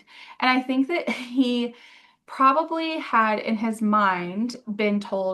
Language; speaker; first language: English; native; English